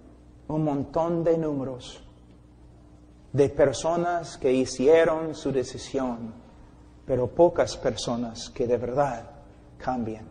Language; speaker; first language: Spanish; non-native, fluent; English